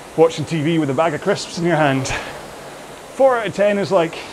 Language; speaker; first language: English; native; English